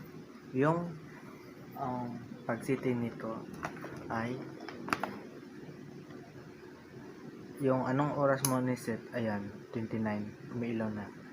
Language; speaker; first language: Filipino; non-native, local second language; Cebuano